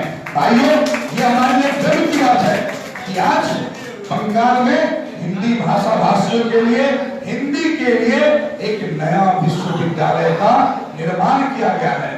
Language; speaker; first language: Hindi; native; Hindi